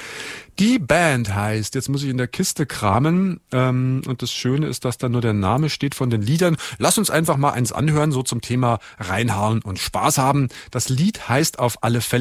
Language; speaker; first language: German; native; German